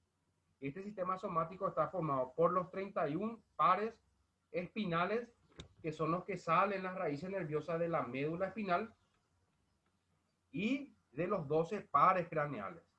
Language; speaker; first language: Spanish; native; Spanish